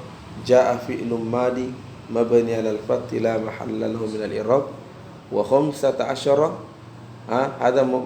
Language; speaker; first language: Arabic; non-native, fluent; Indonesian